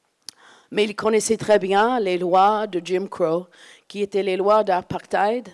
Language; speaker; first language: French; non-native, fluent; English